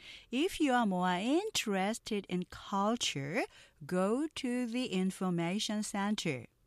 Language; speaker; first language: English; non-native, fluent; Korean